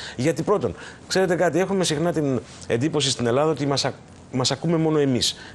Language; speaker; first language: Greek; native; Greek